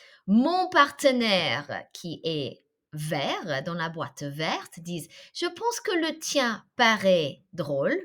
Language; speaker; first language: French; non-native, fluent; English